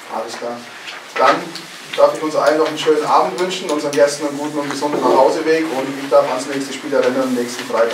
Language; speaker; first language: German; native; German